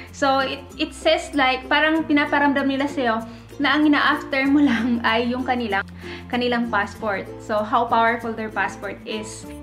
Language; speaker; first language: Filipino; native; Filipino